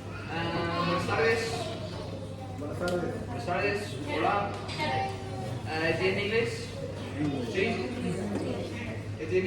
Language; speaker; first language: Spanish; non-native, learner; Dutch